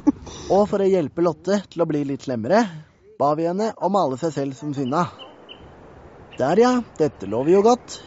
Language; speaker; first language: Norwegian; native; Norwegian